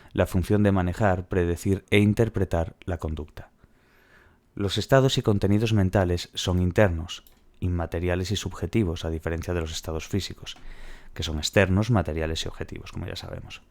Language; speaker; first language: Spanish; native; Spanish